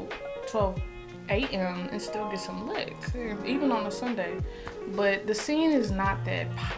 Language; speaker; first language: English; native; English